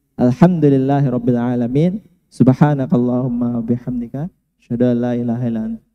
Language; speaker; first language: Arabic; non-native, learner; Indonesian